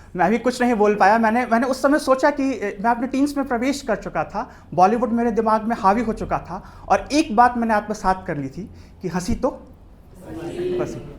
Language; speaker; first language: Hindi; native; Hindi